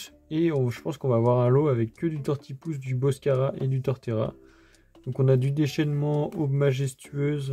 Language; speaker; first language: French; native; French